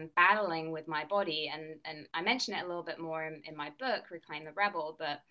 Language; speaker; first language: English; native; English